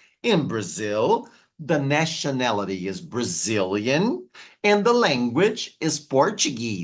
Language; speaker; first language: English; non-native, fluent; Portuguese